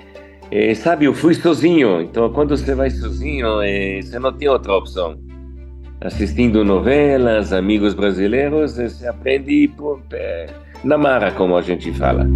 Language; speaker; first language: Portuguese; non-native, fluent; Hebrew